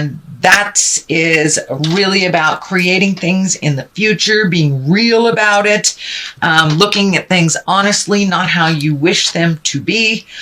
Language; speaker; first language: English; native; English